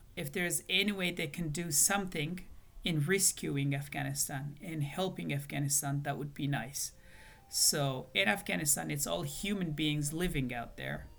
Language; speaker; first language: English; non-native, fluent; Persian